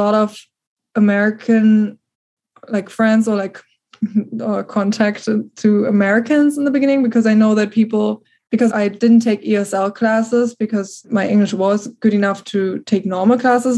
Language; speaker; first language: English; non-native, fluent; German